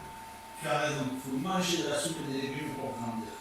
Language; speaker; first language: French; native; French